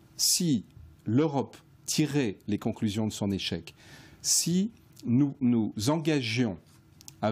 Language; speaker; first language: French; native; French